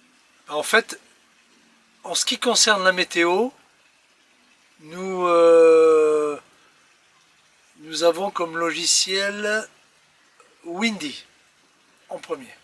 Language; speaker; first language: French; native; French